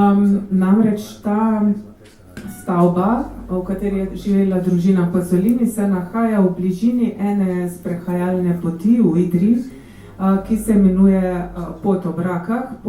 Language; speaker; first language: Slovenian; native; Slovenian